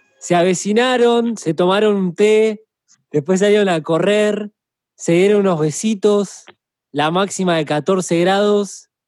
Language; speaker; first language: Spanish; native; Spanish